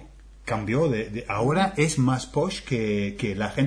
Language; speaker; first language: Spanish; non-native, fluent; English